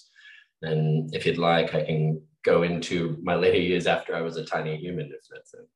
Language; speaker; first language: English; native; English